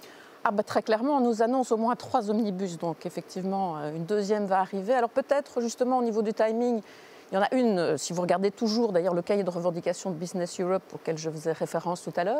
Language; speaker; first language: French; native; French